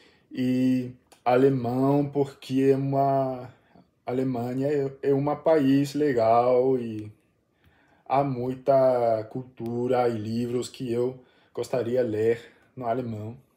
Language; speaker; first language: Portuguese; non-native, learner; English